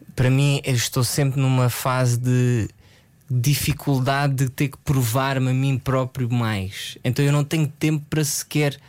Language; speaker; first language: Portuguese; early bilingual, other home language; French